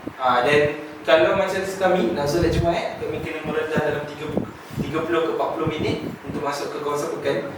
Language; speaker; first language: Malay; native; Malay